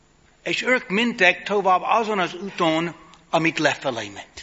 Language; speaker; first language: Hungarian; non-native, fluent; English